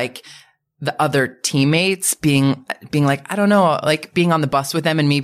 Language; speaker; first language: English; native; English